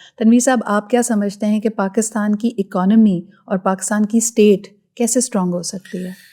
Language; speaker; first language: Urdu; native; Urdu